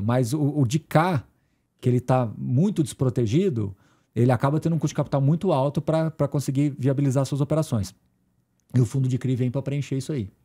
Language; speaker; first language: Portuguese; native; Portuguese